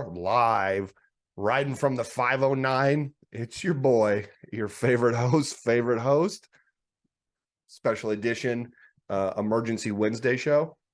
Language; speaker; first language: English; native; English